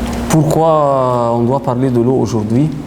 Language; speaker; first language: French; non-native, fluent; Arabic